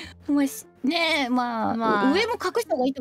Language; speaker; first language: Japanese; native; Japanese